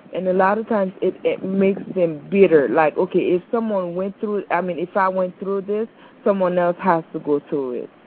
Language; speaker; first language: English; non-native, fluent; Haitian Creole